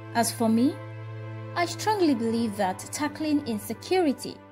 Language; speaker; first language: English; non-native, local second language; Igbo